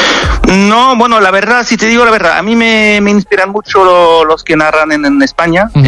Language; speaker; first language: Spanish; non-native, fluent; French